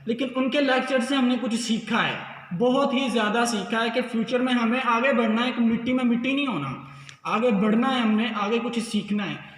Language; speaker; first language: Urdu; non-native, local second language; Punjabi